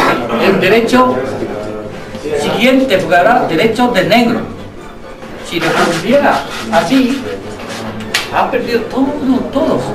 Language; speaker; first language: Spanish; non-native, learner; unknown